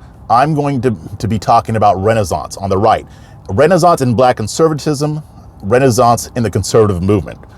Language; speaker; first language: English; native; English